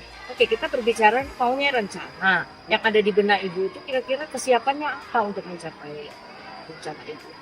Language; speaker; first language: Indonesian; native; Indonesian